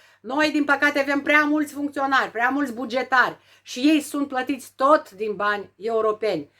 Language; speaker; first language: Romanian; native; Romanian